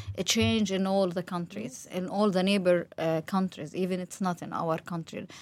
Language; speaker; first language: English; non-native, fluent; Arabic